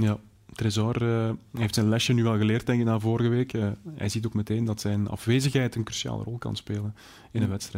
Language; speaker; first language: Dutch; native; Dutch